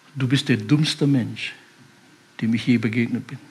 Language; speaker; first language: German; non-native, fluent; Indonesian